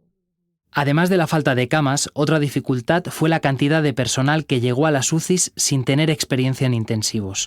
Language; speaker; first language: Spanish; native; Spanish